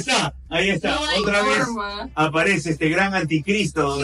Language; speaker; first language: Spanish; native; Spanish